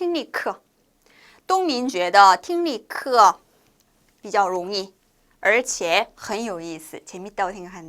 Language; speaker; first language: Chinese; non-native, fluent; Korean